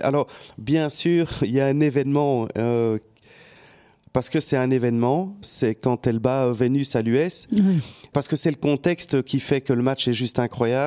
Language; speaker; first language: French; native; French